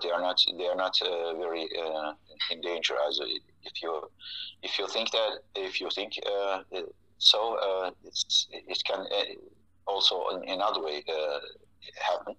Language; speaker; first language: English; non-native, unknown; Turkish